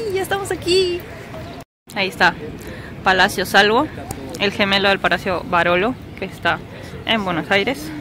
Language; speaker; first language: Spanish; native; Spanish